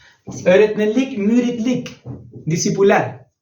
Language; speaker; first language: Turkish; non-native, learner; Spanish